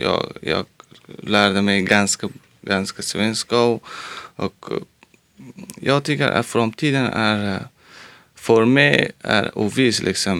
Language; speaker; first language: Swedish; non-native, learner; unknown